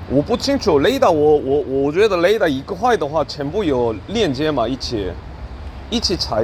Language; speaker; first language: Chinese; non-native, learner; Korean